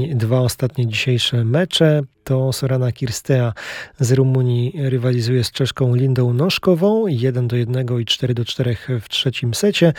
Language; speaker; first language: Polish; native; Polish